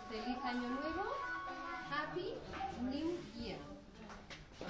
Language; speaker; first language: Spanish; non-native, local second language; Catalan